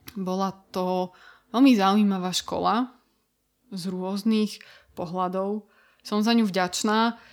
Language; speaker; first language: Slovak; native; Slovak